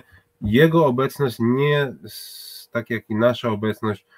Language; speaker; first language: Polish; non-native, fluent; Hebrew